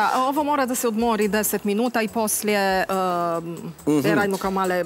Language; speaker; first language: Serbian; non-native, learner; Romanian